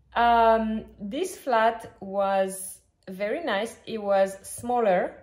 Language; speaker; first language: English; non-native, fluent; French